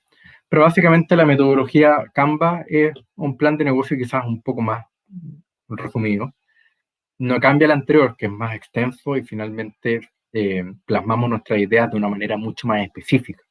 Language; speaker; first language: Spanish; native; Spanish